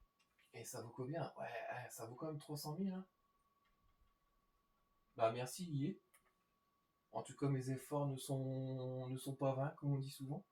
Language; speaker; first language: French; native; French